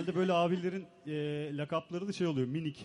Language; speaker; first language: Turkish; native; Turkish